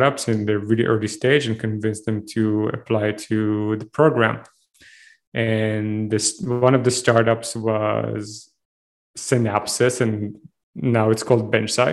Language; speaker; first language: English; non-native, fluent; Hebrew